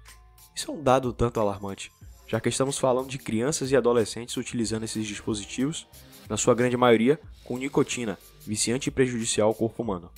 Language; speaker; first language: Portuguese; native; Portuguese